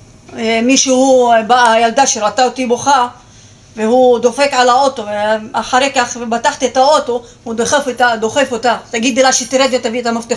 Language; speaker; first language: Hebrew; non-native, local second language; Arabic